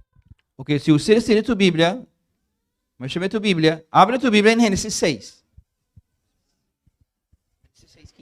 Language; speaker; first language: Spanish; non-native, fluent; English